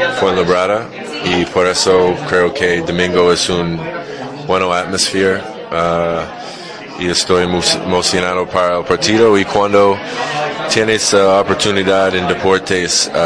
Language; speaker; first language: Spanish; non-native, learner; English